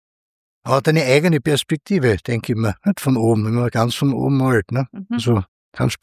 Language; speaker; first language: German; native; German